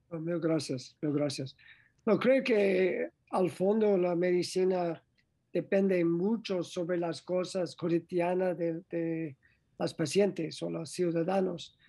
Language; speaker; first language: Spanish; non-native, learner; English